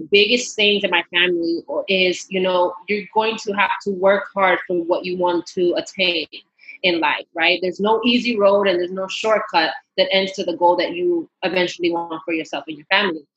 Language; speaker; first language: English; early bilingual, other home language; Spanish